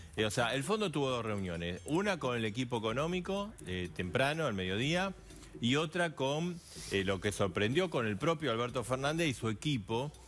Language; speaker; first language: Spanish; native; Spanish